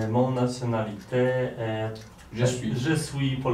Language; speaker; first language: French; non-native, learner; Polish